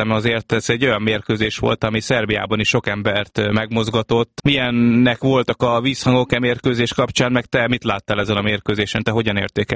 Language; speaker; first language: Hungarian; native; Hungarian